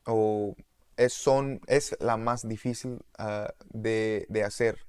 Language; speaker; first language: Spanish; non-native, learner; English